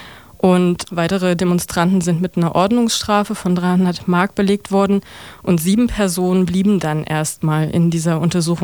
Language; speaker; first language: German; native; German